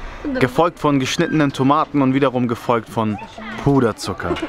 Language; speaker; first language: German; native; German